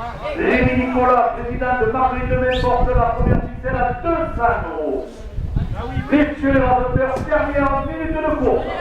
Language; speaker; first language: French; native; French